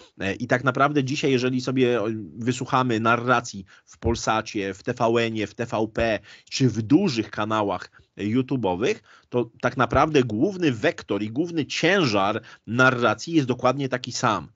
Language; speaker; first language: Polish; native; Polish